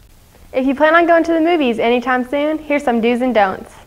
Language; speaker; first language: English; native; English